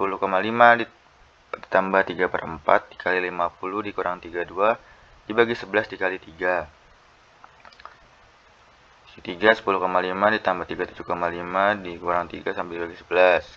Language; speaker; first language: Indonesian; native; Indonesian